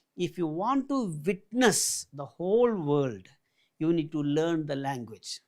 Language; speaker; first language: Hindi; non-native, local second language; Malayalam